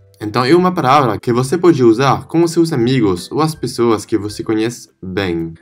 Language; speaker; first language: Portuguese; non-native, fluent; French